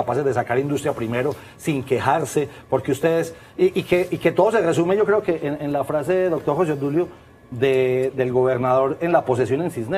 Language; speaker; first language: Spanish; native; Spanish